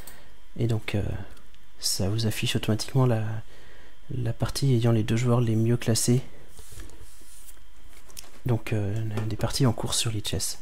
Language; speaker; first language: French; native; French